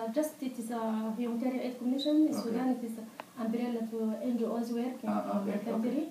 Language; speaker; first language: English; non-native, learner; Arabic